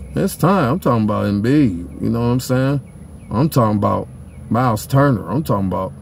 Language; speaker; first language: English; native; English